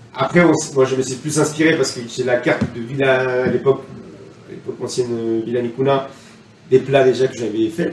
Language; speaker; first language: French; non-native, fluent; Spanish